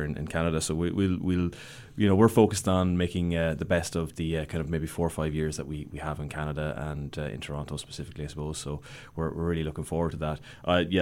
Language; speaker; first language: English; native; English